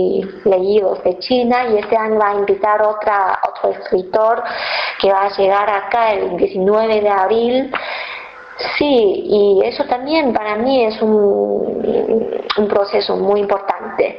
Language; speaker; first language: Spanish; non-native, fluent; Chinese